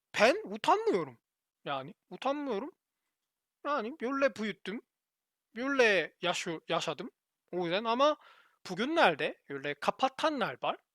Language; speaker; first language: Turkish; non-native, learner; Korean